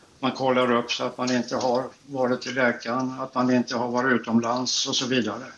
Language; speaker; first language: Swedish; native; Swedish